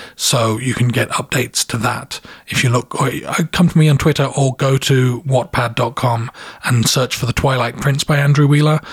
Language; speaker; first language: English; native; English